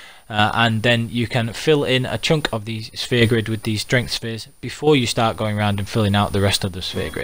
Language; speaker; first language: English; native; English